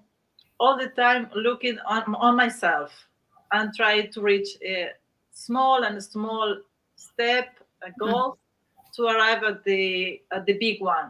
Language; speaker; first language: English; non-native, learner; Spanish